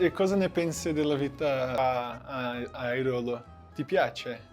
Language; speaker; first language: Italian; non-native, learner; Portuguese